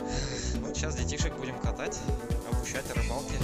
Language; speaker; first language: Russian; native; Russian